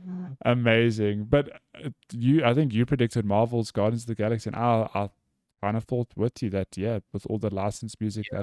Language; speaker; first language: English; native; English